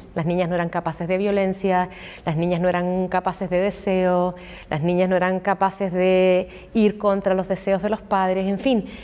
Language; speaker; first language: Spanish; native; Spanish